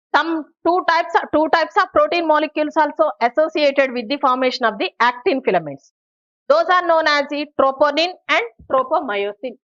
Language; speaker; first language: English; non-native, local second language; Telugu